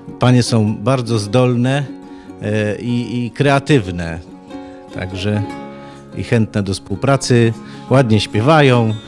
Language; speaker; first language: Polish; native; Polish